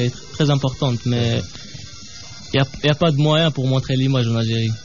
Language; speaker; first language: French; non-native, local second language; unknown